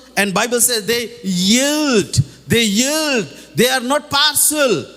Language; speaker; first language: English; non-native, local second language; Nepali